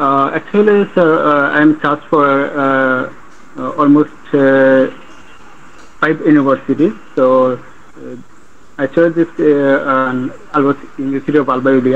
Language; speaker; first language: English; non-native, learner; Bangla